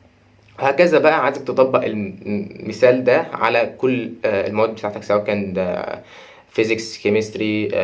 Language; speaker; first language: Arabic; native; Arabic